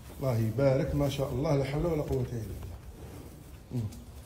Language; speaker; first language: Arabic; native; Arabic